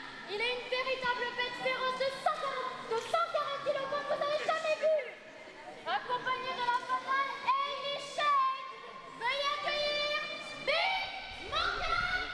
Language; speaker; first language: French; native; French